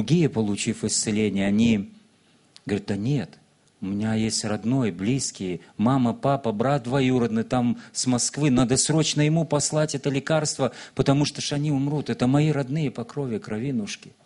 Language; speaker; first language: Russian; native; Russian